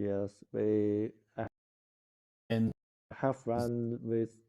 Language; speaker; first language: English; non-native, learner; Chinese